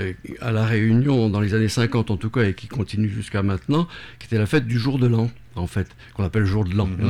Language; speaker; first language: French; native; French